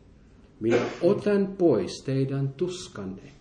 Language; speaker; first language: Finnish; non-native, fluent; French